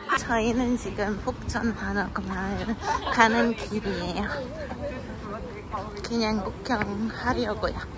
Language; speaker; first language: Korean; non-native, learner; Polish